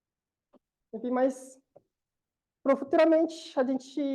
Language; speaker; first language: Portuguese; non-native, learner; Korean